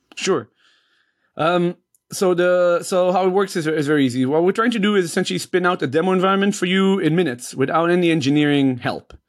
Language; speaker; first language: English; non-native, fluent; Hebrew